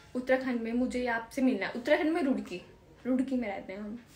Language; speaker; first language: Hindi; native; Hindi